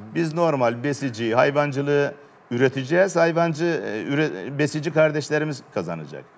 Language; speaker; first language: Turkish; native; Turkish